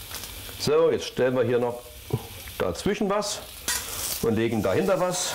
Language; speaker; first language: German; native; German